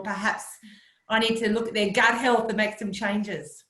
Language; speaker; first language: English; native; English